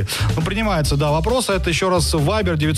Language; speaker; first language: Russian; native; Russian